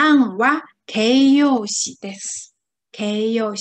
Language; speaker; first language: Japanese; non-native, fluent; Chinese